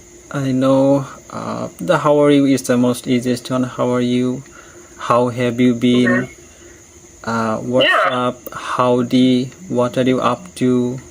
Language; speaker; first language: English; non-native, learner; Bangla